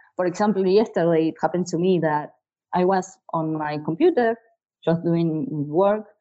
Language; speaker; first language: English; non-native, fluent; Spanish